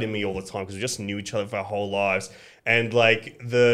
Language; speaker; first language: English; early bilingual, other home language; Greek